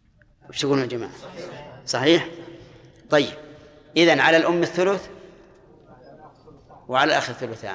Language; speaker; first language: Arabic; native; Arabic